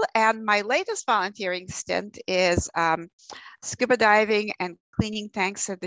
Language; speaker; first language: English; early bilingual, other home language; Russian